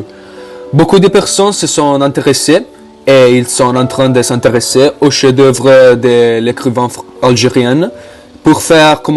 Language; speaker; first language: French; non-native, learner; Italian